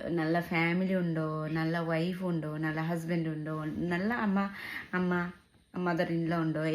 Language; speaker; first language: Malayalam; non-native, learner; Nepali